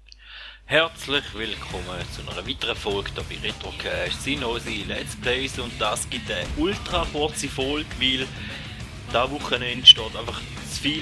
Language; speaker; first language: German; native; German